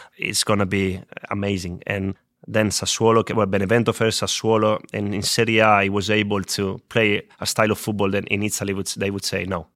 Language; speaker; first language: English; non-native, fluent; Spanish